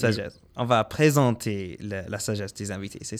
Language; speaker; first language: French; non-native, local second language; English